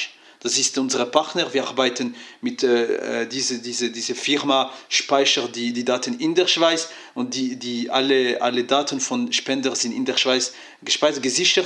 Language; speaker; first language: German; non-native, fluent; French